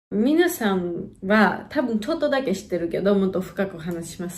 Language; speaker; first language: Japanese; non-native, fluent; Georgian